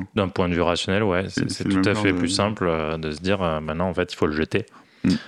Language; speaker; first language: French; native; French